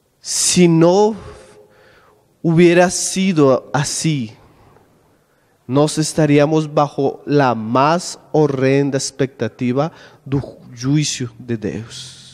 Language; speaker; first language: Spanish; non-native, learner; Portuguese